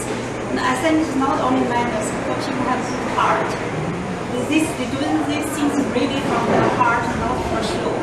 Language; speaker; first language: English; non-native, learner; Chinese